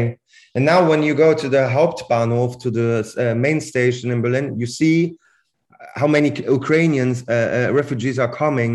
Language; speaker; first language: English; non-native, fluent; Swiss German